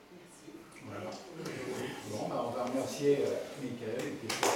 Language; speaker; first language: French; native; French